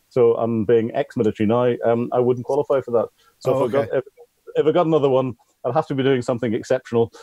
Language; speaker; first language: English; native; English